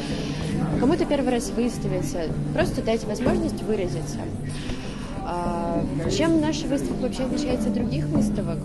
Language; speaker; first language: Russian; native; Russian